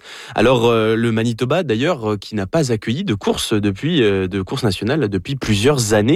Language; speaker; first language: French; native; French